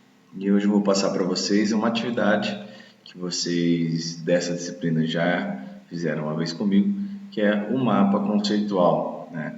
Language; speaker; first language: Portuguese; native; Portuguese